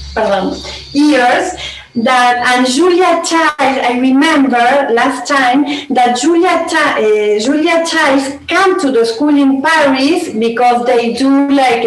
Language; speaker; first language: English; non-native, learner; Spanish